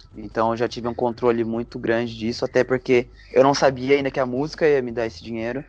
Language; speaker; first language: Portuguese; native; Portuguese